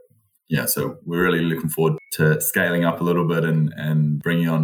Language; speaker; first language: English; native; English